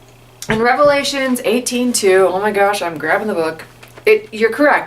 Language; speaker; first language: English; native; English